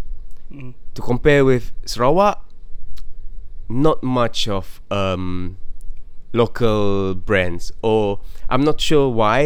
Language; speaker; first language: English; non-native, local second language; Malay